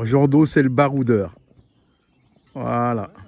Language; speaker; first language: French; native; French